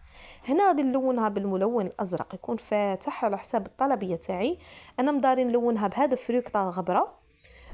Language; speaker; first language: Arabic; native; Arabic